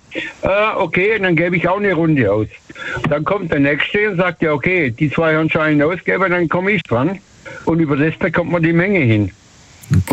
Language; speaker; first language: German; native; German